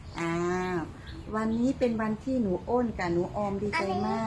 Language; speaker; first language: Thai; native; Thai